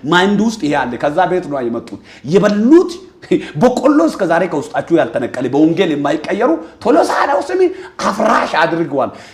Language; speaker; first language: Amharic; non-native, local second language; Oromo